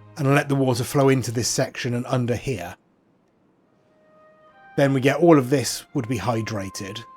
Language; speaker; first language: English; native; English